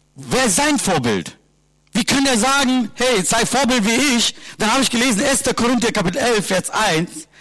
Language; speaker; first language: German; non-native, fluent; Sinhala